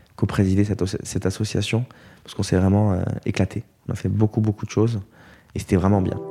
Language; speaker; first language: French; native; French